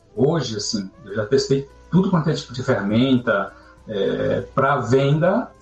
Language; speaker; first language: Portuguese; native; Portuguese